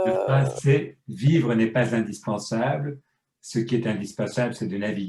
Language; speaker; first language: French; native; French